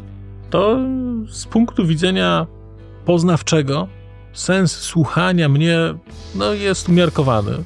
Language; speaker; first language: Polish; native; Polish